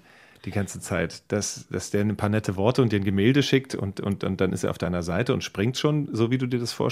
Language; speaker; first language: German; native; German